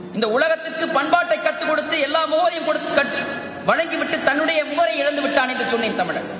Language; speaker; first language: Tamil; early bilingual, heritage; Tamil